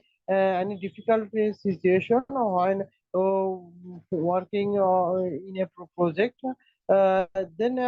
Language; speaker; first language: English; non-native, learner; Bangla